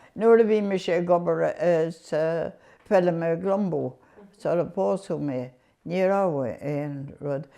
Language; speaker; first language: Irish; native; Irish